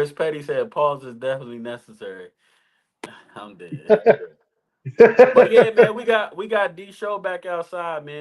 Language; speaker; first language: English; native; English